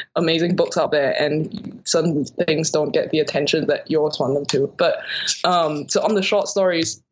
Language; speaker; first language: English; native; English